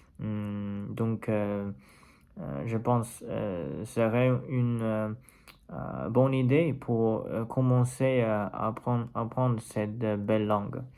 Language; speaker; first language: French; non-native, learner; Chinese